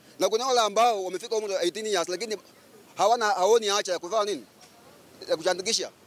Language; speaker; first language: Swahili; non-native, local second language; Luyia